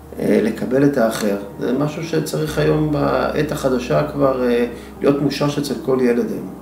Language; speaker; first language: Hebrew; native; Hebrew